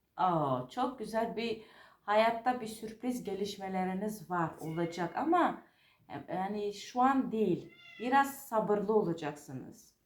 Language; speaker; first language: Turkish; non-native, fluent; Georgian